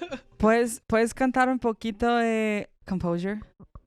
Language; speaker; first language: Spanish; non-native, fluent; Portuguese